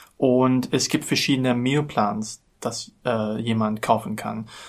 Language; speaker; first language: German; non-native, learner; English